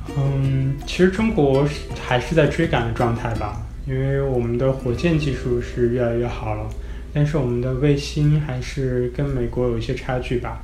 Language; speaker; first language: Chinese; native; Chinese